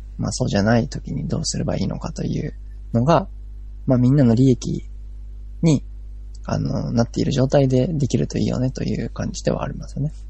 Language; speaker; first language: Japanese; native; Japanese